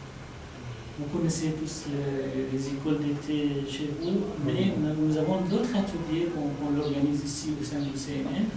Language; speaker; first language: French; non-native, fluent; Arabic